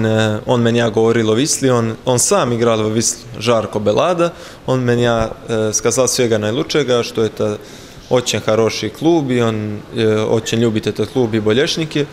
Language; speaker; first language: Russian; non-native, learner; Serbian